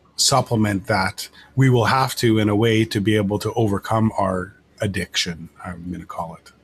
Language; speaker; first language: English; native; English